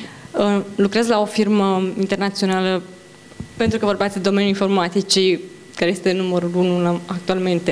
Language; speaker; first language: Romanian; native; Romanian